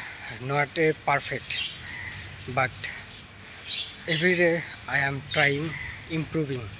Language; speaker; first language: English; non-native, learner; Bangla